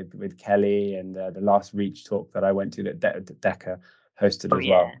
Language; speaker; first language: English; native; English